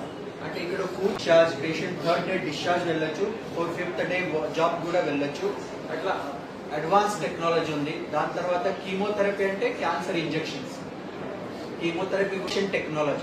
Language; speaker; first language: Telugu; non-native, fluent; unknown